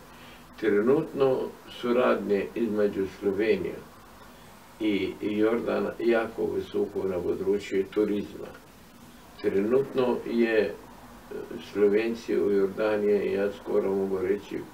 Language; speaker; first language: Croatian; non-native, fluent; Arabic